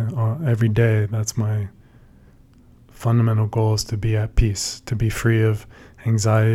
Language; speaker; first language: English; native; English